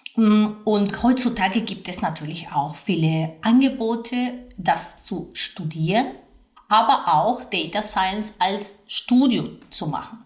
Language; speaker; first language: German; non-native, fluent; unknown